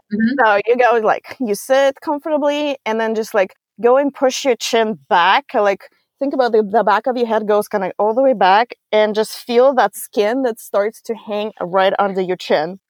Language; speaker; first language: English; non-native, fluent; Russian